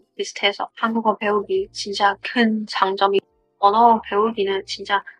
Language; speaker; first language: Korean; non-native, learner; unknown